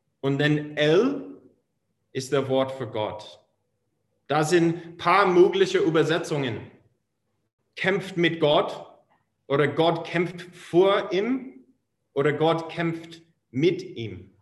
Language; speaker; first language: German; non-native, fluent; English